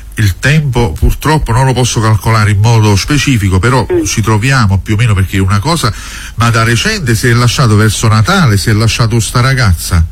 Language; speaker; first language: Italian; native; Italian